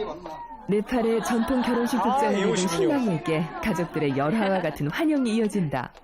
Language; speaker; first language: Korean; native; Korean